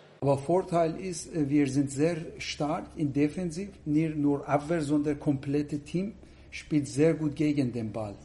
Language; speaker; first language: German; non-native, learner; Persian